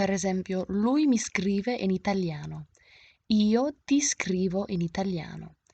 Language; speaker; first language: Italian; non-native, fluent; English